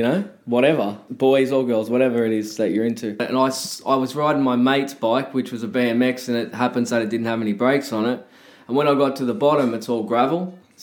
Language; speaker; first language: English; native; English